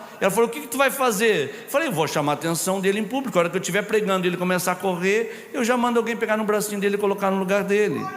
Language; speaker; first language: Portuguese; native; Portuguese